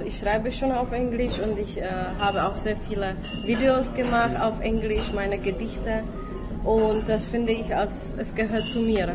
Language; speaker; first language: German; non-native, fluent; Czech